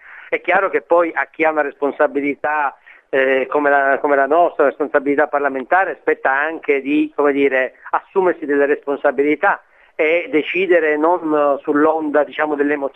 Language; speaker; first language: Italian; native; Italian